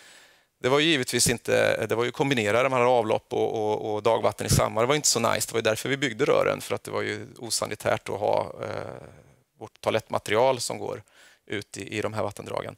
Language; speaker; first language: Swedish; native; Swedish